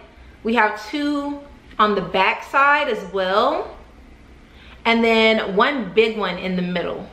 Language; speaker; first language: English; native; English